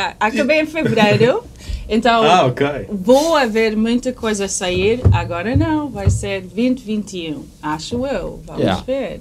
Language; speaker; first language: Portuguese; non-native, fluent; English